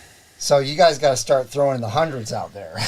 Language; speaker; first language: English; native; English